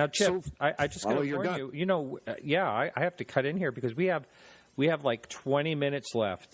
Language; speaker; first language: English; native; English